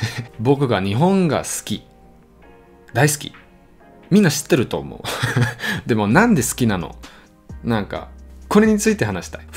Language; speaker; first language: Japanese; non-native, learner; German